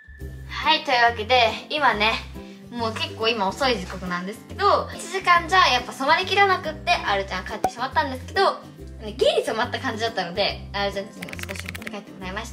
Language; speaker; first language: Japanese; native; Japanese